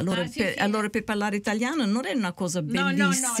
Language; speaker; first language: Italian; early bilingual, heritage; Italian